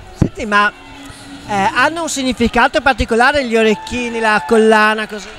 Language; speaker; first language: Italian; native; Italian